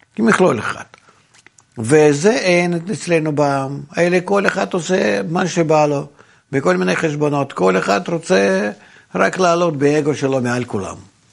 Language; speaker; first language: Hebrew; non-native, fluent; Russian